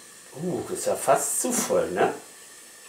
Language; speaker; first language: German; native; German